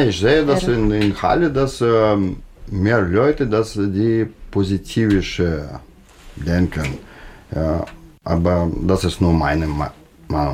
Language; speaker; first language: German; non-native, learner; Russian